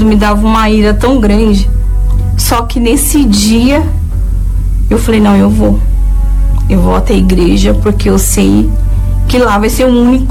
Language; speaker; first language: Portuguese; native; Portuguese